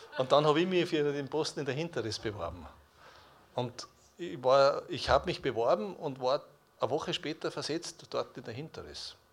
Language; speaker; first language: German; native; German